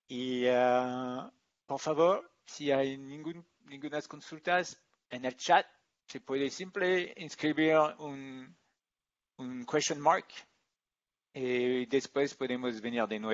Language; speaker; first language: Spanish; non-native, learner; English